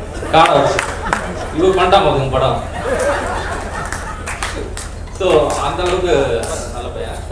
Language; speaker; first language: Tamil; native; Tamil